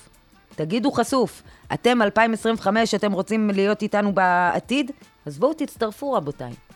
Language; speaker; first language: Hebrew; native; Hebrew